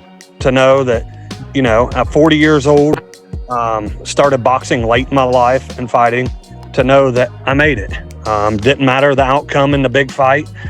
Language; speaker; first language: English; native; English